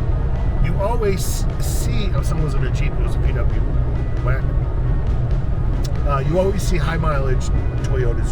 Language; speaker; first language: English; native; English